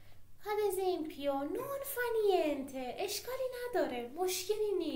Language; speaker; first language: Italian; non-native, fluent; Persian